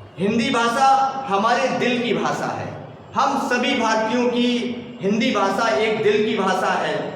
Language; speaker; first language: Hindi; native; Hindi